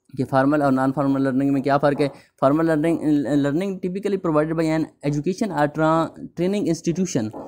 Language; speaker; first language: Urdu; native; Urdu